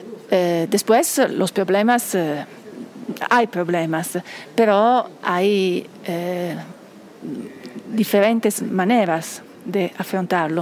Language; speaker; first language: Spanish; non-native, fluent; Italian